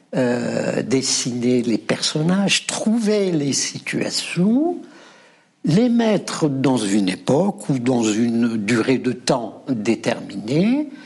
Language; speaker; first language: French; non-native, local second language; Arabic